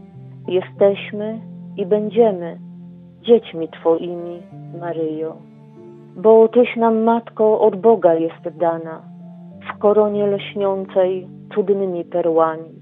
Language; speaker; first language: Polish; native; Polish